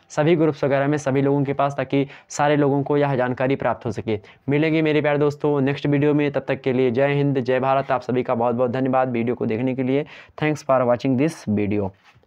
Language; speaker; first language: Hindi; native; Hindi